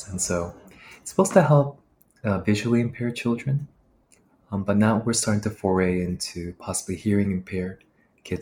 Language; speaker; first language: English; native; English